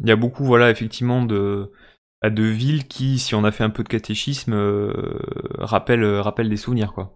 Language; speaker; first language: French; native; French